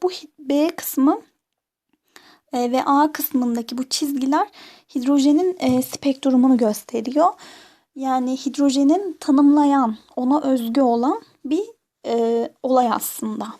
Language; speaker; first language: Turkish; native; Turkish